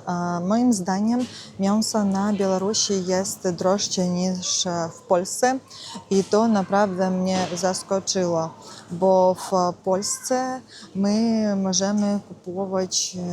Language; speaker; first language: Polish; non-native, learner; Russian